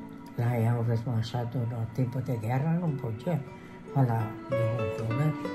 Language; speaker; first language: Portuguese; non-native, local second language; Japanese